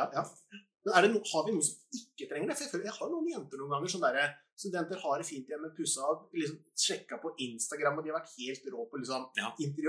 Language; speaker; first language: Norwegian; native; Norwegian